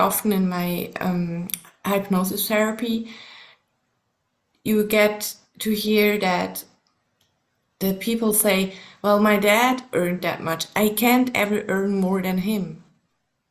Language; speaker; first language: English; non-native, fluent; German